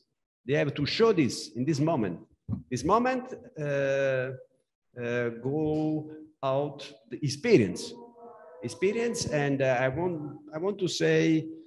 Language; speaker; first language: English; non-native, learner; Italian